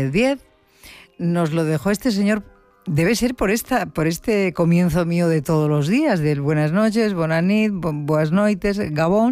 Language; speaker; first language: Spanish; native; Spanish